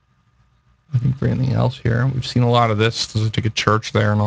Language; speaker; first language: English; native; English